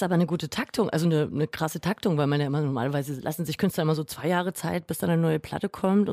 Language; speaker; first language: German; native; German